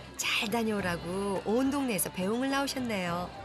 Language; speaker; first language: Korean; native; Korean